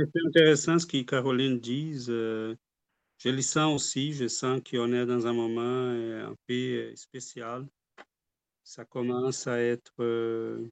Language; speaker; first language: French; non-native, fluent; Portuguese